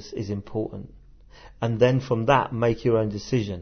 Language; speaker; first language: English; native; English